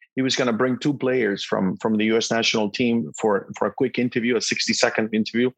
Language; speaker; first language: English; non-native, fluent; Spanish